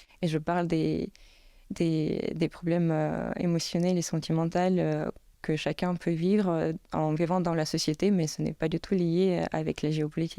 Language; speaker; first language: French; non-native, fluent; Russian